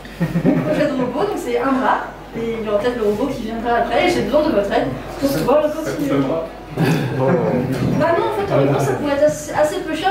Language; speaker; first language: French; native; French